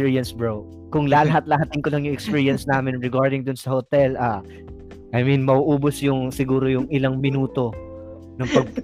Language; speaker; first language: English; non-native, local second language; Filipino